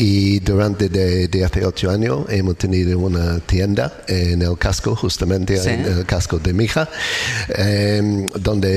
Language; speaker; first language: Spanish; non-native, learner; English